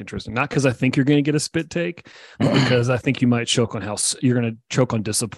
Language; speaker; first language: English; native; English